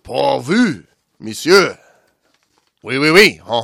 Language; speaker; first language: French; non-native, learner; English